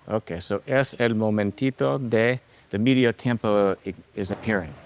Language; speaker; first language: Spanish; non-native, learner; English